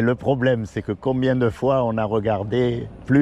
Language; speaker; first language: French; native; French